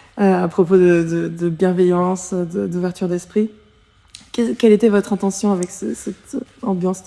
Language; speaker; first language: French; native; French